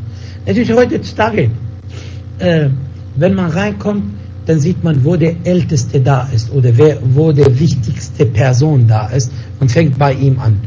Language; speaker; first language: German; non-native, fluent; Arabic